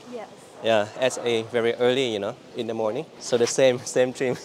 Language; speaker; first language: English; non-native, learner; Vietnamese